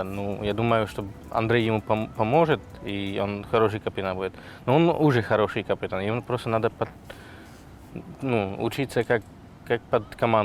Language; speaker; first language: Russian; non-native, fluent; Slovak